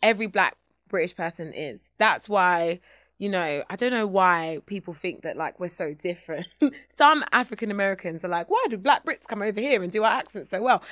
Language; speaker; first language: English; native; English